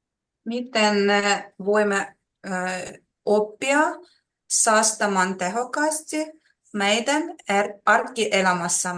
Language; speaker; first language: Finnish; non-native, learner; Russian